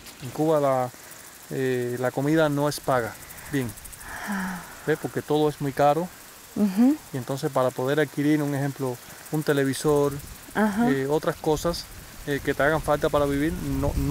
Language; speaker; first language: Spanish; native; Spanish